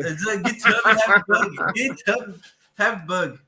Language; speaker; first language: English; non-native, learner; Portuguese